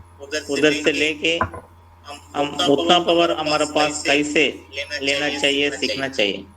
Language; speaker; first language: Hindi; non-native, local second language; Telugu